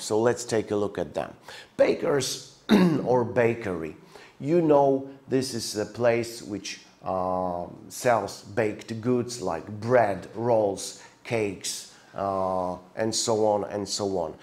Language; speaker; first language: English; non-native, fluent; Polish